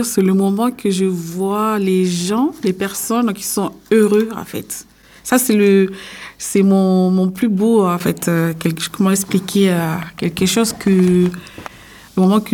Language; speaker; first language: French; non-native, local second language; Comorian